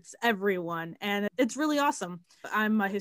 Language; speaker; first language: English; native; English